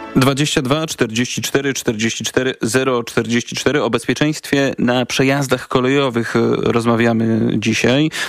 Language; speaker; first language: Polish; native; Polish